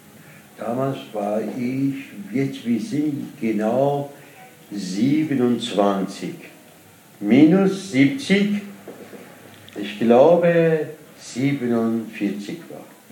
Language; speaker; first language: German; non-native, learner; Persian